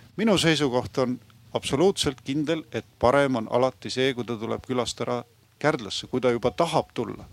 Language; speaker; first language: Estonian; native; Estonian